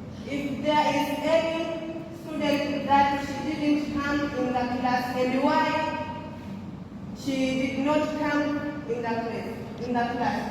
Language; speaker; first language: English; non-native, local second language; Swahili